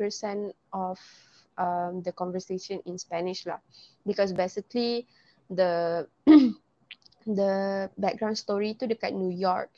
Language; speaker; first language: English; non-native, local second language; Malay